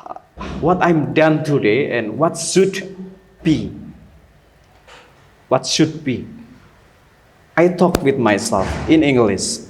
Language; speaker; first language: English; non-native, learner; Indonesian